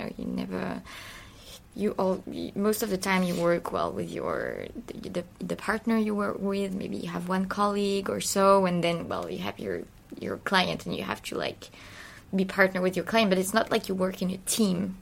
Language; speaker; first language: English; non-native, fluent; French